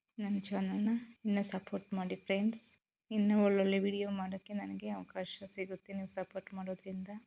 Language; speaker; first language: Kannada; non-native, local second language; Telugu